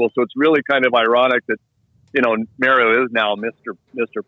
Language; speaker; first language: English; native; English